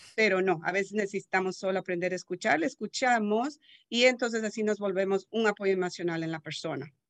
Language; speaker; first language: Spanish; native; Spanish